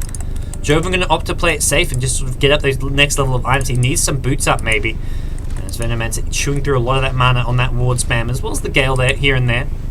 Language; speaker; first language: English; native; English